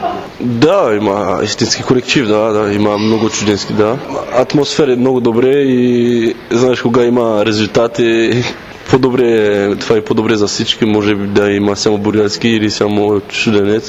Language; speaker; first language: Bulgarian; non-native, learner; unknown